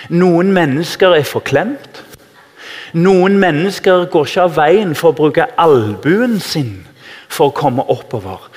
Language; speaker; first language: Norwegian; native; Norwegian